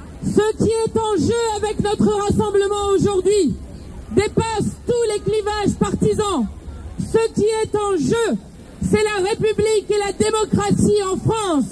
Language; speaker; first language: French; native; French